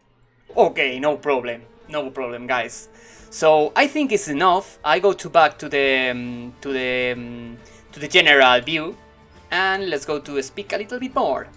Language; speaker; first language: English; non-native, learner; Spanish